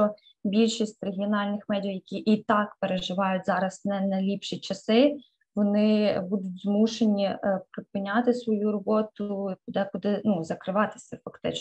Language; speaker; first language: Ukrainian; native; Ukrainian